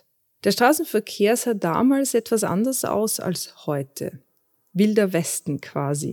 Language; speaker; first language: German; native; German